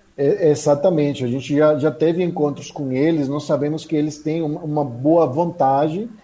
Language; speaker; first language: Portuguese; non-native, fluent; Spanish